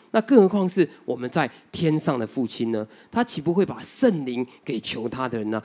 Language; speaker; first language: Chinese; native; Chinese